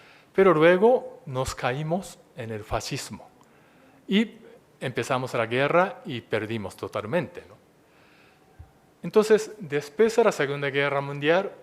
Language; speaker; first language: Spanish; non-native, fluent; Japanese